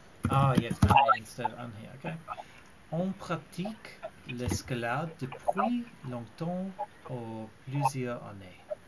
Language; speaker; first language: French; non-native, learner; English